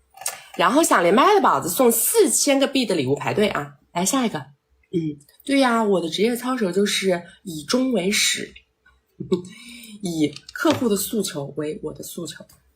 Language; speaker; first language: Chinese; native; Chinese